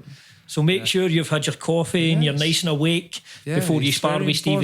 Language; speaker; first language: English; native; English